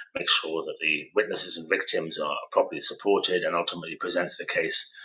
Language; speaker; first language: English; native; English